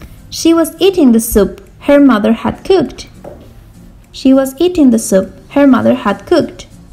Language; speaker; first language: English; non-native, fluent; Spanish